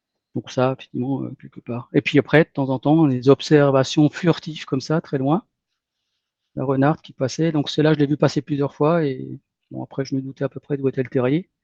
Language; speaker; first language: French; native; French